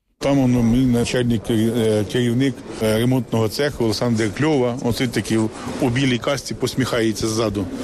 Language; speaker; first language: Ukrainian; native; Ukrainian